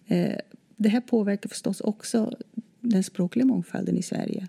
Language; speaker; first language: Swedish; non-native, fluent; Dutch